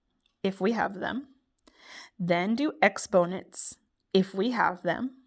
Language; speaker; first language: English; native; English